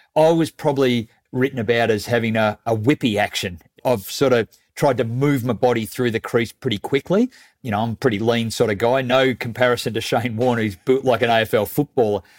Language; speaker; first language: English; native; English